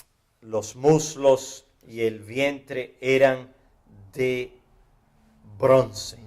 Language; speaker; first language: Spanish; native; Spanish